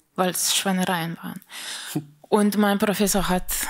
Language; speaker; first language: German; non-native, fluent; Slovenian